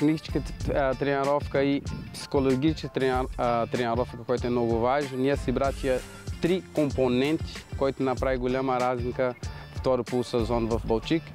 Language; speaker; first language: Bulgarian; non-native, learner; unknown